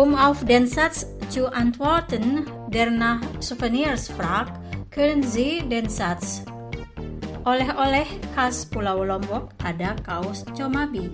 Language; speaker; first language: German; non-native, fluent; Indonesian